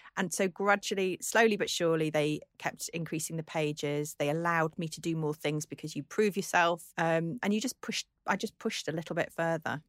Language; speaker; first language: English; native; English